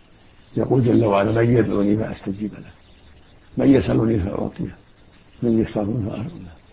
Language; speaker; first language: Arabic; native; Arabic